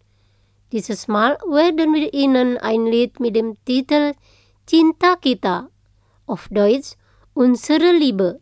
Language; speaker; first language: German; non-native, fluent; Indonesian